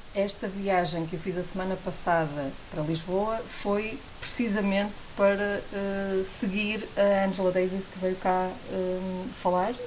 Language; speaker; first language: Portuguese; native; Portuguese